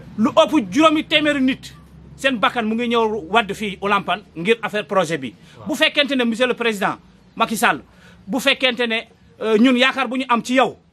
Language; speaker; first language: Wolof; non-native, local second language; Jola-Fonyi